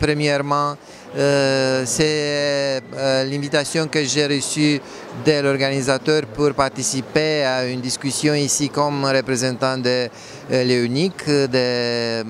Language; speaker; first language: French; non-native, fluent; Romanian